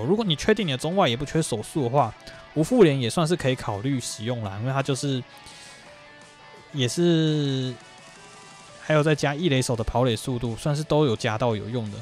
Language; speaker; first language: Chinese; native; Chinese